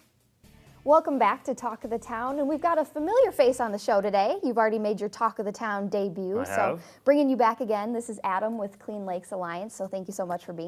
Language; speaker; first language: English; native; English